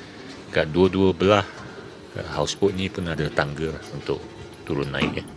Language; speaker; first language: Malay; native; Malay